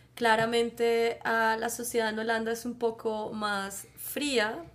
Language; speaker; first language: Spanish; native; Spanish